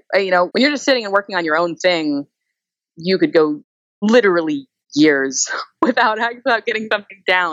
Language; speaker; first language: English; native; English